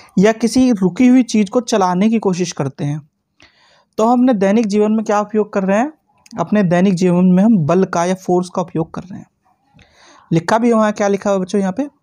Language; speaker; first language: Hindi; native; Hindi